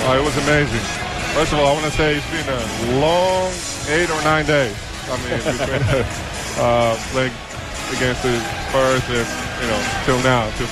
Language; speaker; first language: English; non-native, fluent; Georgian